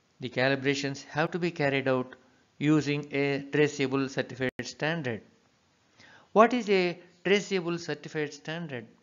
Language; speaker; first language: English; non-native, local second language; Telugu